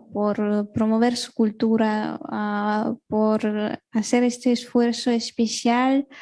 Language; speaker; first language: Spanish; non-native, fluent; Russian